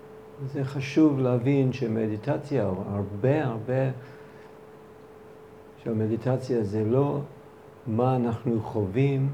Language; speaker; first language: Hebrew; non-native, fluent; English